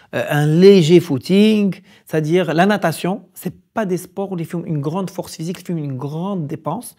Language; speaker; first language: French; non-native, local second language; Arabic